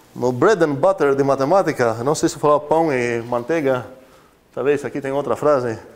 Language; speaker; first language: Portuguese; non-native, fluent; Greek